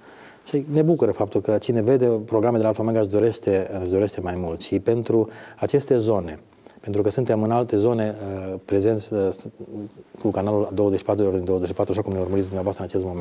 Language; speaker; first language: Romanian; native; Romanian